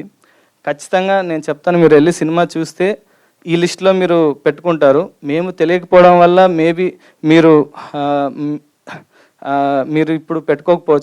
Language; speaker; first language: Telugu; native; Telugu